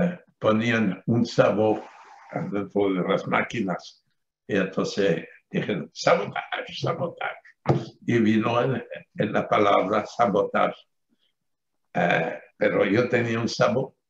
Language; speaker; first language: Spanish; non-native, fluent; French